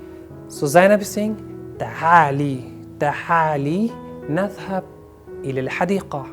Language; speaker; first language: Arabic; non-native, fluent; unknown